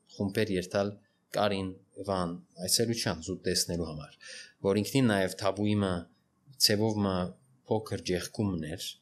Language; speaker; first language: Armenian; early bilingual, heritage; Armenian